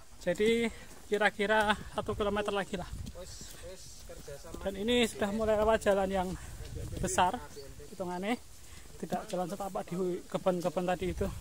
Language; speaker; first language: Indonesian; native; Indonesian